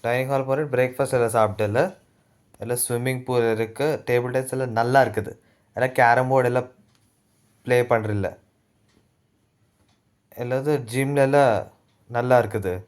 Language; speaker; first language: Tamil; non-native, learner; Telugu